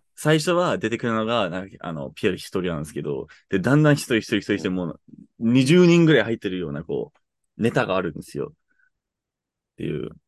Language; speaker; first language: Japanese; non-native, fluent; English